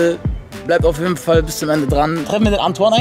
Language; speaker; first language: German; native; German